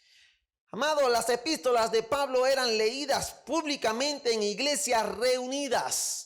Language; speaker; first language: Spanish; native; Spanish